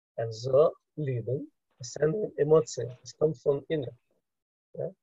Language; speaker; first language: German; non-native, fluent; Russian